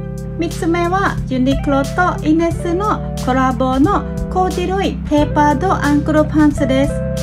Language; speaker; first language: Japanese; non-native, fluent; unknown